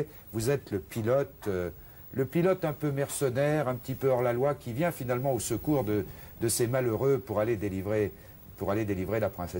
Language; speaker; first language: French; native; French